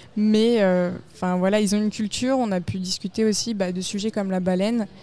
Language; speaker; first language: French; native; French